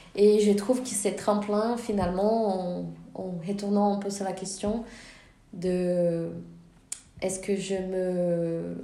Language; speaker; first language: French; non-native, fluent; Portuguese